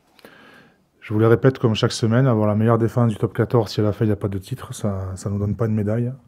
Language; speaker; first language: French; native; French